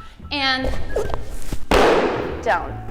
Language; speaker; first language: English; native; English